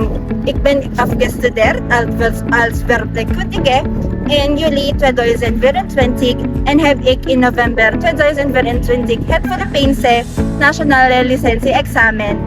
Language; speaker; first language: Dutch; non-native, learner; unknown